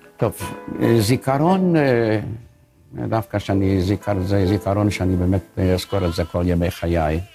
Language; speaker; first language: Hebrew; non-native, fluent; Hungarian